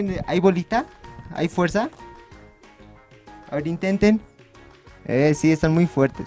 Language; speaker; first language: Spanish; native; Spanish